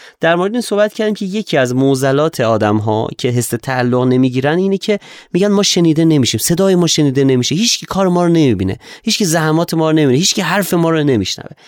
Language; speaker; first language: Persian; native; Persian